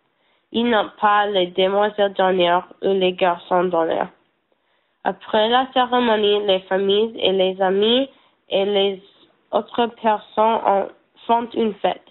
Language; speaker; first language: French; non-native, learner; English